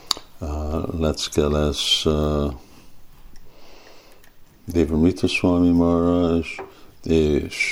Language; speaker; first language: Hungarian; early bilingual, heritage; Hungarian